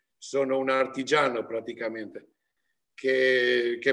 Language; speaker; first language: Italian; non-native, fluent; Albanian